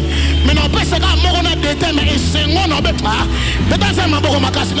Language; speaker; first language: French; non-native, local second language; Lingala